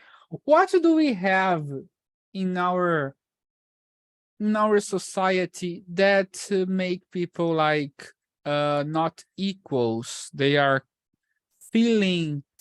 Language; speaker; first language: English; non-native, fluent; Portuguese